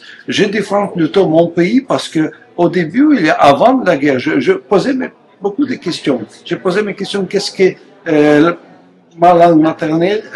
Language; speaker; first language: French; non-native, fluent; Russian